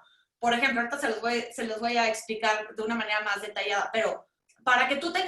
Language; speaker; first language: Spanish; native; Spanish